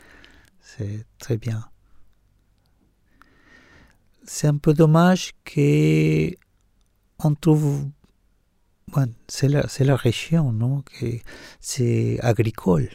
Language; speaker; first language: French; non-native, learner; Spanish